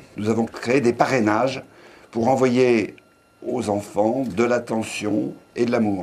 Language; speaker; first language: French; native; French